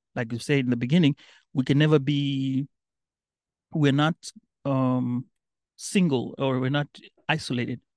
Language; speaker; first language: English; non-native, local second language; Giryama